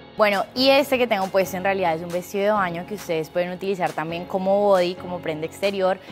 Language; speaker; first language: Spanish; native; Spanish